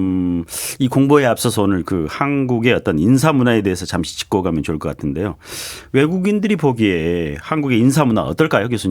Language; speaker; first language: Korean; native; Korean